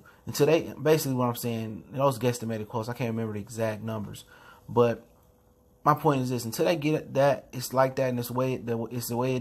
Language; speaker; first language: English; native; English